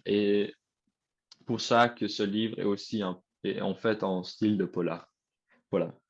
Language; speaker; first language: French; non-native, learner; Dutch